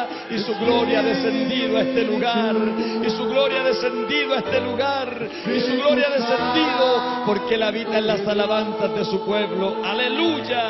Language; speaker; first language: Spanish; native; Spanish